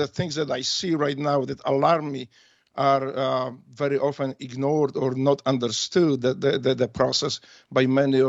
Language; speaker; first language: English; non-native, fluent; Polish